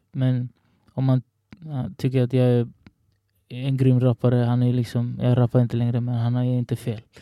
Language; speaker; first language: Swedish; early bilingual, other home language; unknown